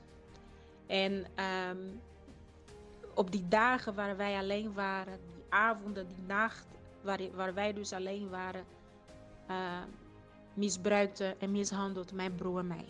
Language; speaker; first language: Dutch; non-native, fluent; Portuguese